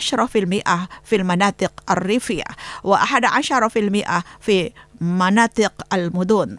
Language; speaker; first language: Arabic; non-native, fluent; Indonesian